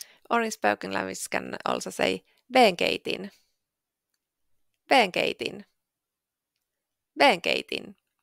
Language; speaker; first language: English; non-native, fluent; Finnish